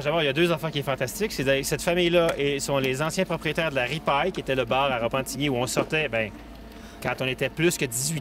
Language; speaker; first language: French; native; French